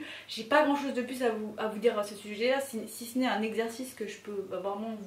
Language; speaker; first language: French; native; French